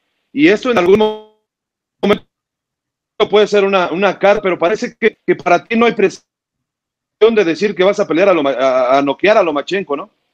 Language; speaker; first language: Spanish; native; Spanish